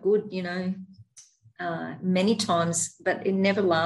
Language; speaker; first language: English; native; English